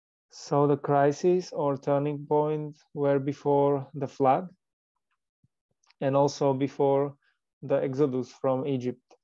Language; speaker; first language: English; non-native, fluent; Slovak